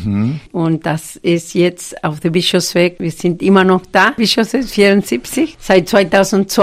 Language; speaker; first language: German; non-native, fluent; Spanish